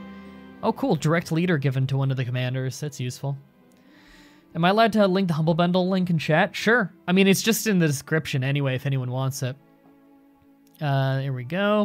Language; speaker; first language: English; native; English